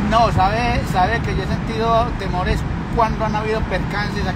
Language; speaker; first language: Spanish; native; Spanish